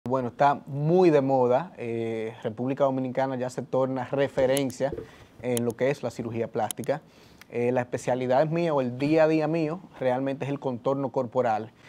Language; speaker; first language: Spanish; early bilingual, heritage; Spanish